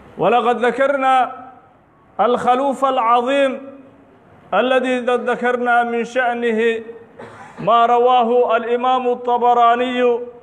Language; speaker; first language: Arabic; non-native, local second language; Somali